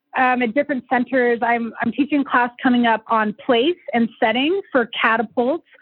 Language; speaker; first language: English; native; English